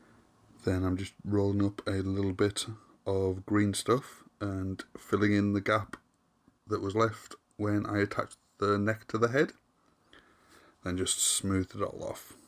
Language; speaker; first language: English; native; English